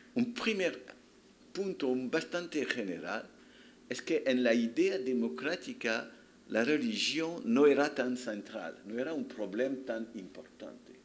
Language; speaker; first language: Spanish; non-native, fluent; French